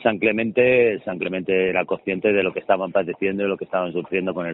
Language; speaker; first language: Spanish; native; Spanish